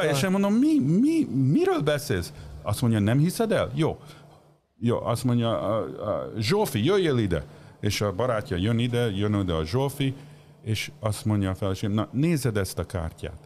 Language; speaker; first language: Hungarian; early bilingual, heritage; Hungarian